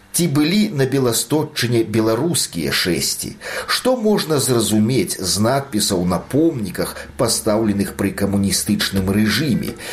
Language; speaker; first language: Belarusian; native; Belarusian